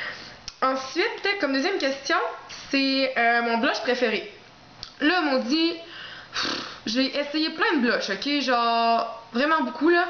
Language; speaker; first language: French; native; French